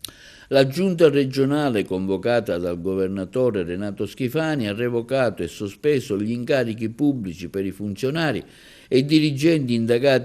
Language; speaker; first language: Italian; native; Italian